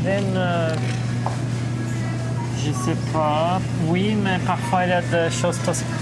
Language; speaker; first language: French; non-native, fluent; Portuguese